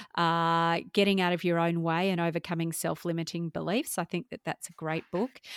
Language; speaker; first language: English; native; English